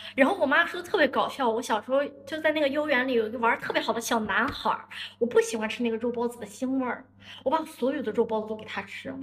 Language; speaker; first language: Chinese; native; Chinese